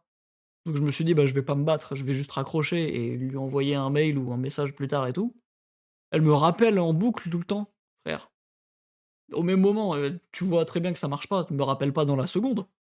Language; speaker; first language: French; native; French